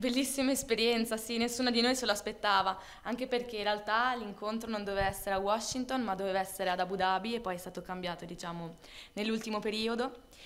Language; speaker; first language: Italian; native; Italian